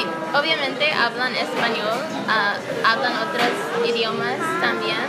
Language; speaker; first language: Spanish; non-native, learner; English